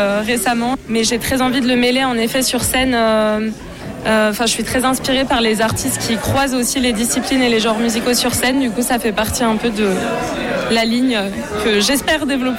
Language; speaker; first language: French; native; French